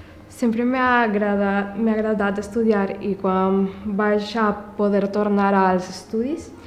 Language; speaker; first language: Catalan; non-native, local second language; Spanish